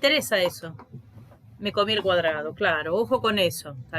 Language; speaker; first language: Spanish; native; Spanish